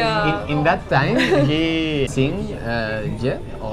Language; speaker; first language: English; non-native, learner; Spanish